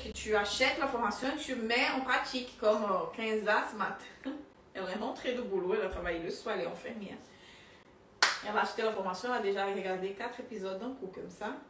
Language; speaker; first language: French; non-native, fluent; Portuguese